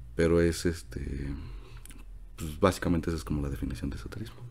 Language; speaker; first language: Spanish; native; Spanish